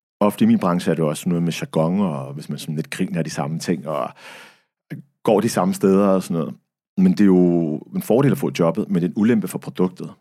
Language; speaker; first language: Danish; early bilingual, other home language; Arabic